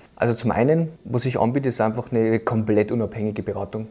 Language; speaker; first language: German; native; German